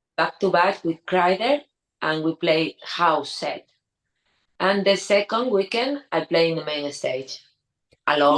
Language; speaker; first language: English; non-native, learner; Spanish